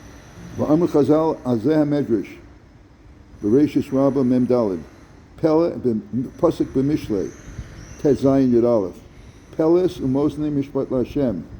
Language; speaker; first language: Hebrew; non-native, fluent; English